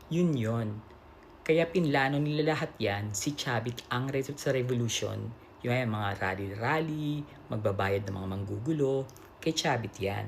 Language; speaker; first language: Filipino; native; Filipino